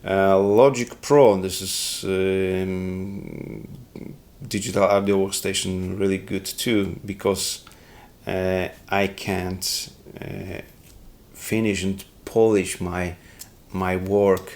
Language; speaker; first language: English; non-native, learner; Polish